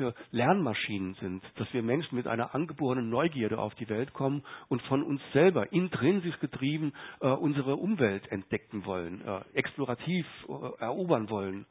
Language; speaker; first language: German; native; German